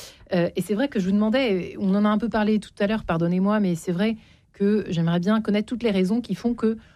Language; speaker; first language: French; native; French